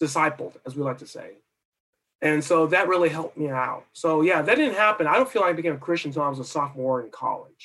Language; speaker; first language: English; native; English